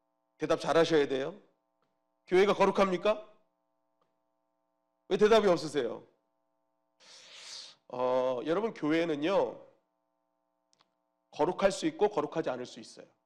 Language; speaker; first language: Korean; native; Korean